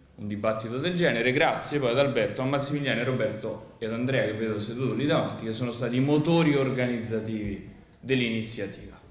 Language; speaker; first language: Italian; native; Italian